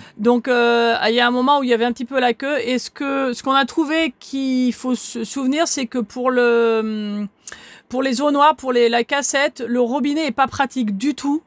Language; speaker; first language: French; native; French